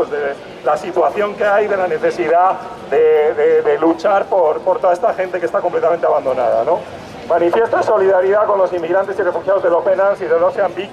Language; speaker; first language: Spanish; native; Spanish